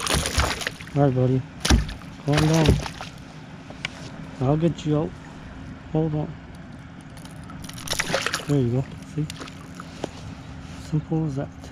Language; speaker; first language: English; native; English